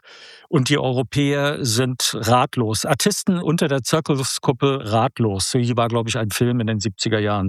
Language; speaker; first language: German; native; German